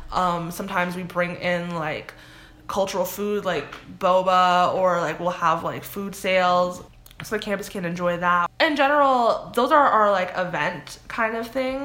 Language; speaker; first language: English; native; English